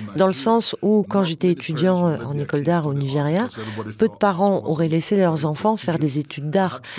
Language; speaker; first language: French; non-native, fluent; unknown